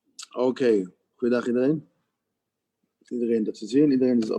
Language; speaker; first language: Dutch; non-native, fluent; English